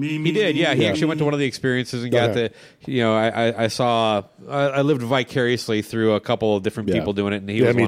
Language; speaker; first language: English; native; English